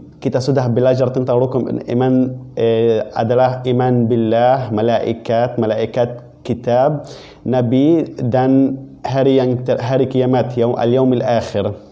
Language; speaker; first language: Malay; non-native, fluent; Arabic